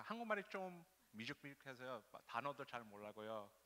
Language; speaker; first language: Korean; early bilingual, heritage; English